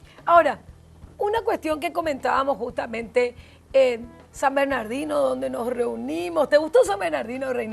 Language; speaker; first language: Spanish; native; Spanish